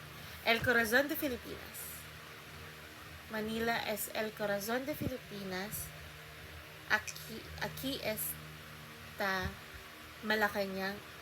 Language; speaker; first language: Spanish; non-native, learner; Filipino